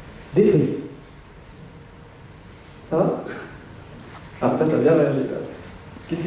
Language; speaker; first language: French; native; French